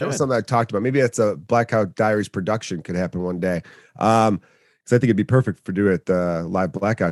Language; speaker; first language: English; native; English